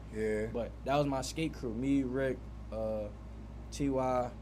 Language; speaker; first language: English; native; English